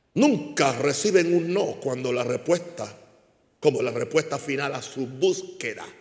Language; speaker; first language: Spanish; early bilingual, heritage; Spanish